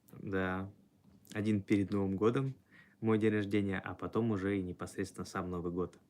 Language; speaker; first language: Russian; native; Russian